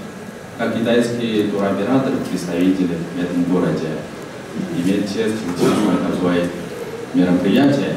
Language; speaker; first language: Russian; non-native, fluent; Chinese